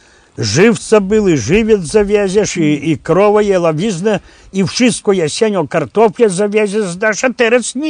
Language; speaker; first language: Polish; non-native, local second language; Belarusian